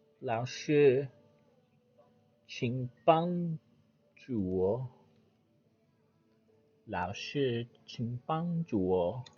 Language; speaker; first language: Chinese; non-native, learner; English